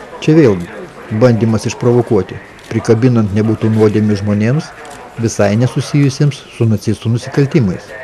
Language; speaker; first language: Lithuanian; native; Lithuanian